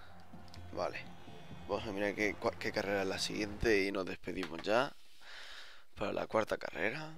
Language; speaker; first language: Spanish; native; Spanish